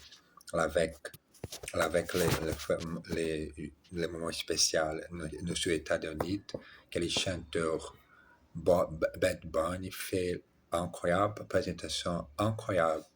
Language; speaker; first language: French; non-native, learner; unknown